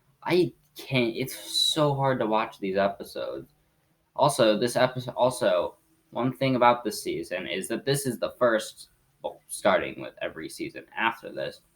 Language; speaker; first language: English; native; English